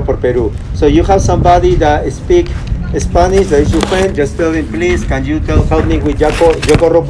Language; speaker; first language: English; non-native, fluent; Spanish